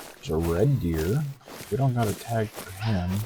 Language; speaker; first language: English; native; English